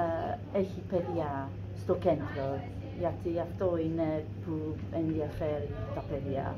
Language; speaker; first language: Greek; non-native, learner; English